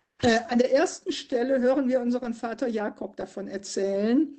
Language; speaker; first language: German; native; German